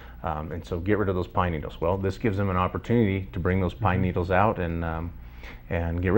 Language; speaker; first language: English; native; English